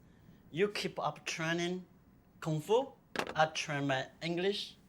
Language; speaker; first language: English; non-native, learner; Chinese